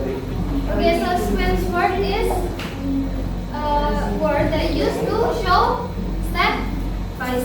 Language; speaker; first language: English; non-native, learner; Indonesian